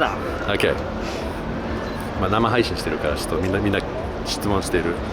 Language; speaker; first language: Japanese; non-native, fluent; English